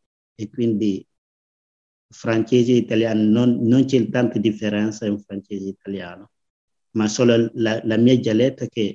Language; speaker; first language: Italian; non-native, learner; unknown